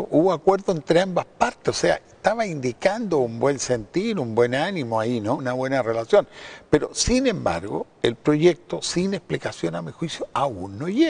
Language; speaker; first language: Spanish; native; Spanish